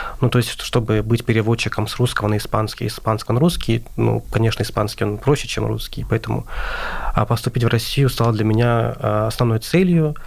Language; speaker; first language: Russian; non-native, local second language; Azerbaijani